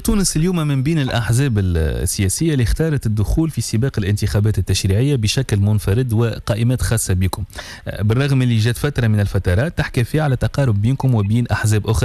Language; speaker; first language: Arabic; native; Arabic